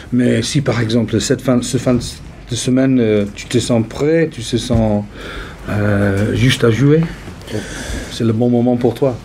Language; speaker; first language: French; non-native, fluent; English